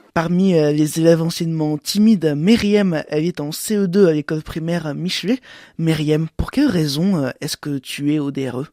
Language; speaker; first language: French; native; French